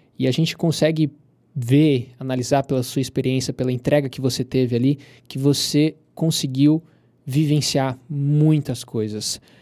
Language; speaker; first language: Portuguese; native; Portuguese